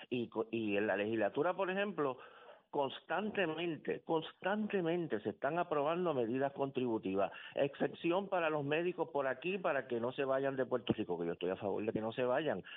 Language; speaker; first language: Spanish; native; Spanish